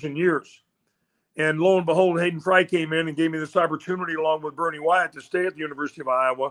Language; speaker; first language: English; native; English